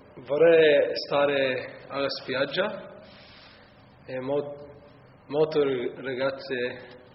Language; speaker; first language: Italian; early bilingual, heritage; Italian